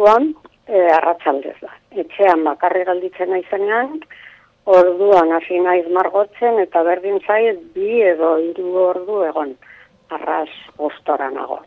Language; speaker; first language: Basque; non-native, local second language; Spanish